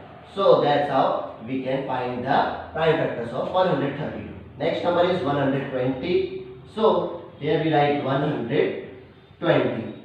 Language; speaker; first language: English; non-native, local second language; Hindi